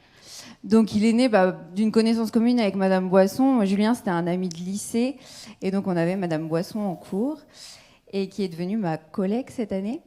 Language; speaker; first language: French; native; French